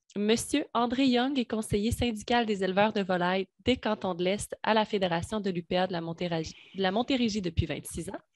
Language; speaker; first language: French; native; French